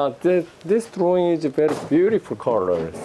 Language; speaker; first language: English; non-native, learner; Korean